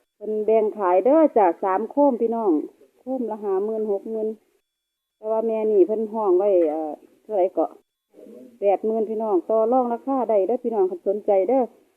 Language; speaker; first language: Thai; native; Thai